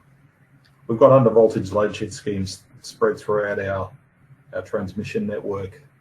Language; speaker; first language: English; native; English